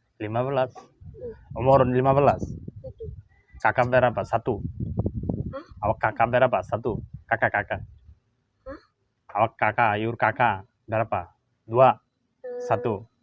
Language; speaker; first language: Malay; non-native, learner; Bangla